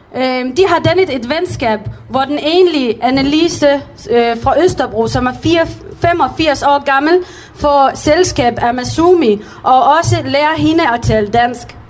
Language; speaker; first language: Danish; early bilingual, other home language; Arabic